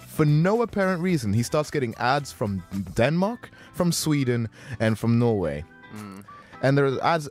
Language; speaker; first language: English; native; English